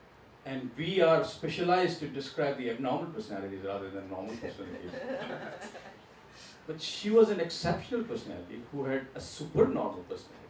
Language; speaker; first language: English; non-native, local second language; Gujarati